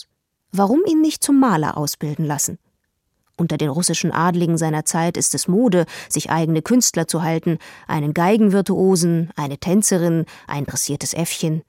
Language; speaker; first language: German; native; German